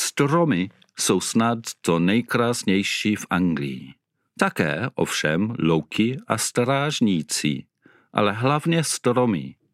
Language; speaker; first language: Czech; non-native, fluent; English